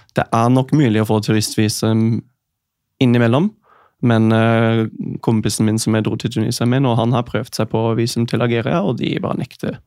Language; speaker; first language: Norwegian; non-native, fluent; German